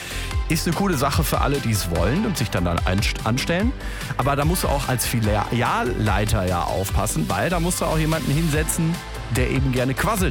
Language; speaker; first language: German; native; German